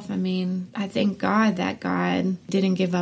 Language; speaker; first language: English; native; English